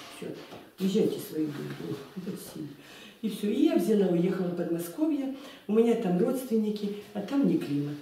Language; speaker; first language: Russian; native; Russian